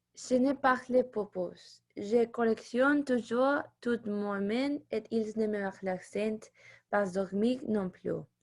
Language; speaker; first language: French; non-native, learner; Spanish